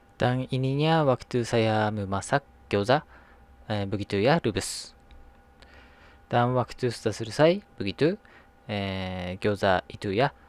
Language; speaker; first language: Indonesian; non-native, learner; Japanese